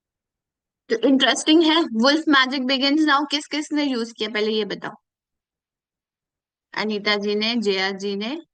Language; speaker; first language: Hindi; native; Hindi